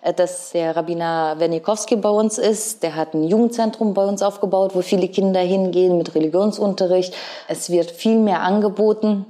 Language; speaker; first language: German; early bilingual, other home language; Ukrainian